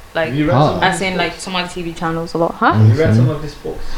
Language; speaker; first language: English; non-native, fluent; Swedish